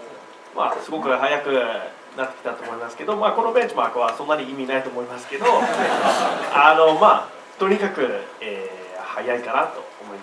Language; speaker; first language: Japanese; non-native, learner; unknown